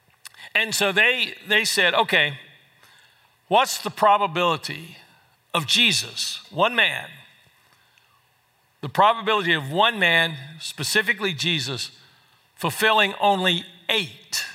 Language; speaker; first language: English; native; English